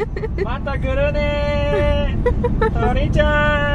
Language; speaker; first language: Korean; native; Korean